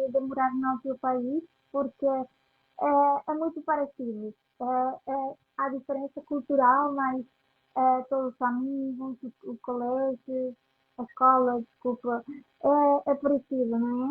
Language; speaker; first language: Portuguese; non-native, fluent; Spanish